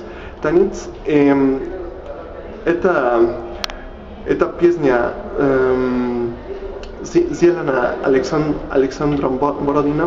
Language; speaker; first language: Russian; non-native, learner; Spanish